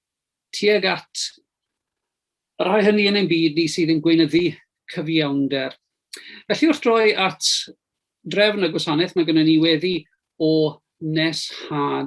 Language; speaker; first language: Welsh; native; Welsh